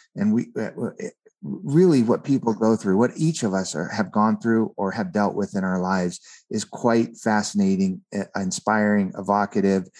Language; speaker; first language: English; native; English